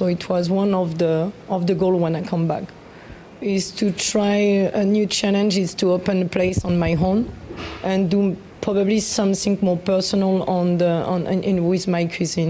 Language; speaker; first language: English; non-native, fluent; French